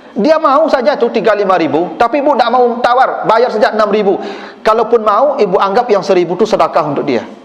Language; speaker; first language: Malay; non-native, local second language; Minangkabau